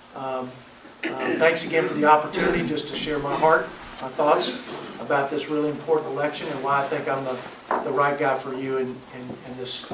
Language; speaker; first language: English; native; English